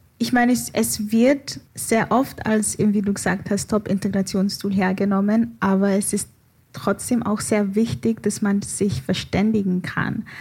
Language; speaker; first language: German; early bilingual, other home language; Igbo